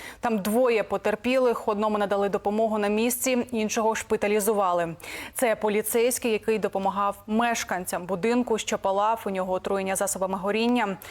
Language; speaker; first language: Ukrainian; native; Ukrainian